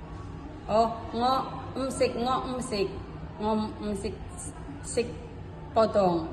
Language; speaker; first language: Cantonese; non-native, learner; Indonesian